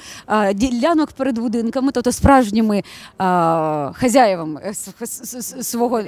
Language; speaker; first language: Ukrainian; native; Ukrainian